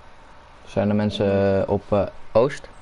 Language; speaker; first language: Dutch; native; Dutch